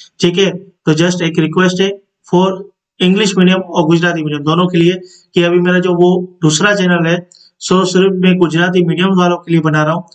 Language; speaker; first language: Hindi; non-native, local second language; Gujarati